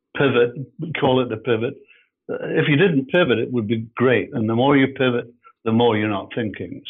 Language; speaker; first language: English; native; English